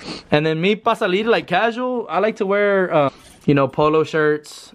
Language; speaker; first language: English; early bilingual, other home language; Spanish